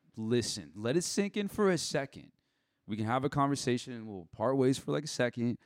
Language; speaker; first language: English; native; English